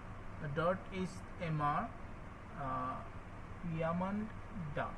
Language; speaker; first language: German; non-native, learner; Bangla